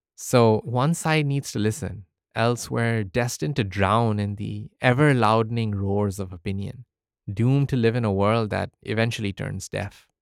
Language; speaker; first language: English; early bilingual, other home language; Arabic